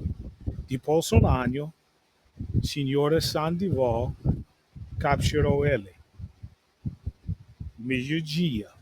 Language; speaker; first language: Portuguese; non-native, learner; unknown